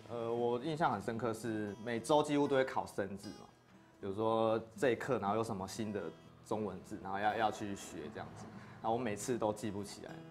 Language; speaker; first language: Chinese; native; Chinese